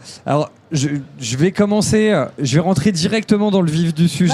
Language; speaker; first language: French; native; French